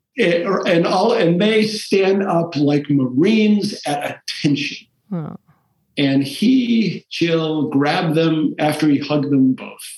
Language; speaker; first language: English; early bilingual, other home language; Portuguese